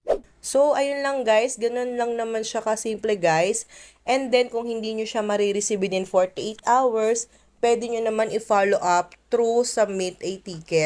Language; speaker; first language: Filipino; native; Filipino